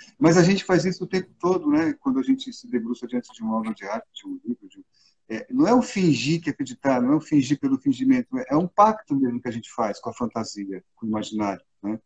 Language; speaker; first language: Portuguese; native; Portuguese